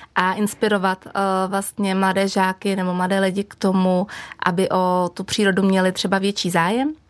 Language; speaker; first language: Czech; native; Czech